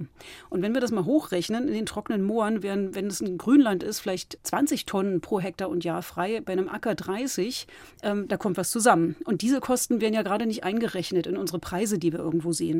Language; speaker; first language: German; native; German